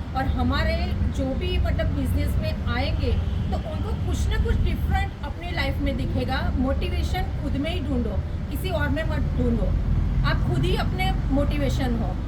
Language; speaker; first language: Hindi; non-native, local second language; Gujarati